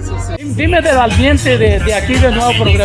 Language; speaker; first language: Spanish; non-native, learner; English